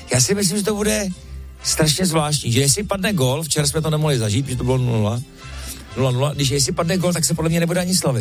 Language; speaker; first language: Czech; native; Czech